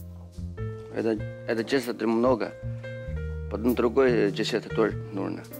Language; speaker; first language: Russian; non-native, learner; Chinese